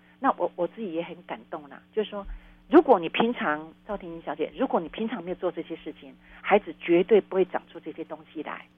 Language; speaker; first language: Chinese; non-native, local second language; Hakka Chinese